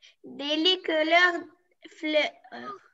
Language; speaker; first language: French; non-native, learner; Arabic